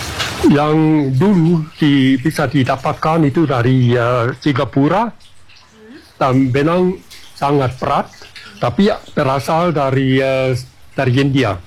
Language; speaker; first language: Indonesian; non-native, fluent; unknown